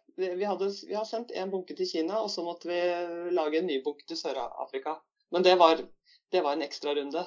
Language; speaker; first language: Norwegian; native; Norwegian